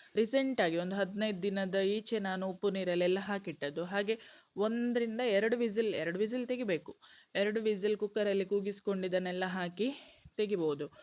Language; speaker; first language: Kannada; non-native, local second language; Konkani